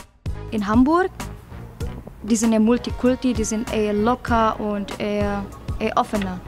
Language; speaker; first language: German; non-native, fluent; Indonesian